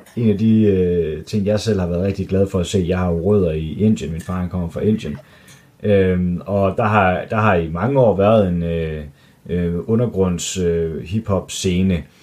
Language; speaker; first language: Danish; native; Danish